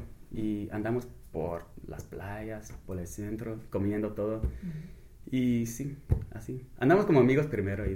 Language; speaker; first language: Spanish; non-native, fluent; English